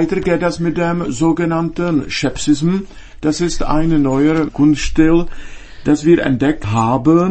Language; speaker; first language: German; non-native, fluent; Czech